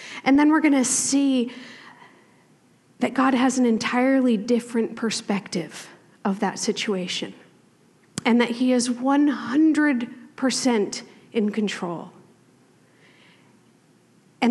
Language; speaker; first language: English; native; English